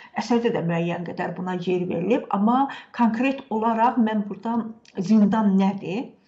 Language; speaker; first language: Azerbaijani; native; Azerbaijani